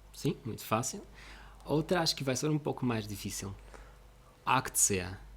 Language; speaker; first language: Portuguese; non-native, fluent; Russian